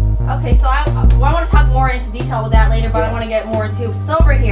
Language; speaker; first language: English; native; English